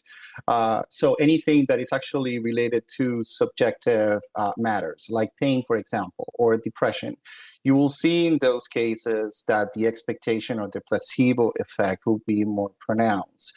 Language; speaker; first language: English; native; English